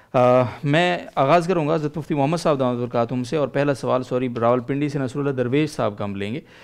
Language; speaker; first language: Urdu; native; Urdu